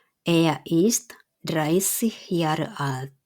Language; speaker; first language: German; non-native, fluent; Indonesian